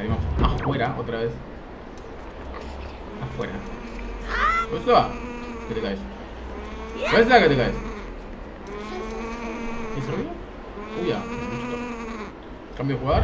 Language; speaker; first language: Spanish; native; Spanish